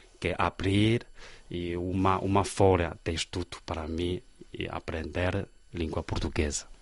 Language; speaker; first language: Portuguese; non-native, learner; Chinese